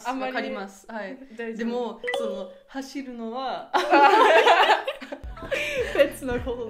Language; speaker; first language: Japanese; non-native, learner; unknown